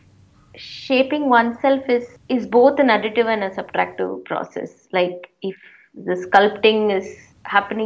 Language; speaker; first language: English; non-native, local second language; Tamil